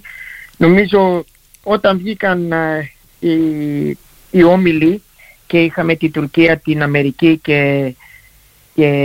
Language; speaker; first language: Greek; early bilingual, heritage; Greek